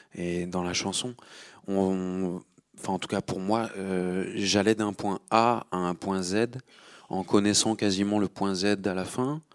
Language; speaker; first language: French; native; French